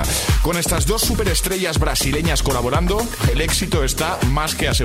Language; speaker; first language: Spanish; native; Spanish